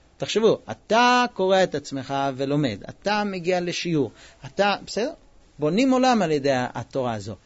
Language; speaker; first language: Hebrew; non-native, fluent; English